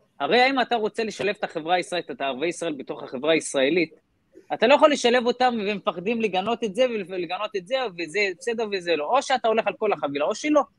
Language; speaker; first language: Hebrew; non-native, local second language; Arabic